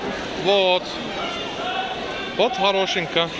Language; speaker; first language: Russian; non-native, learner; Turkish